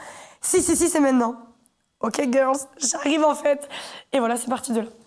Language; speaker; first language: French; native; French